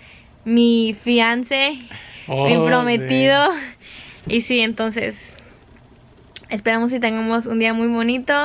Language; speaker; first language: Spanish; native; Spanish